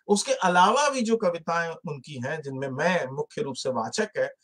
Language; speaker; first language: Hindi; native; Hindi